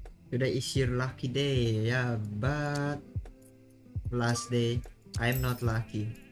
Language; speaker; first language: English; non-native, learner; Indonesian